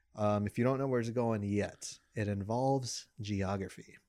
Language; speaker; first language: English; non-native, fluent; Spanish